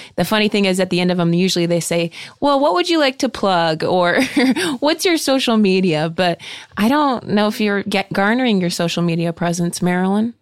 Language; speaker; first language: English; native; English